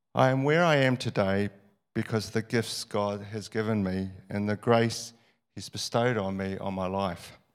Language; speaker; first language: English; native; English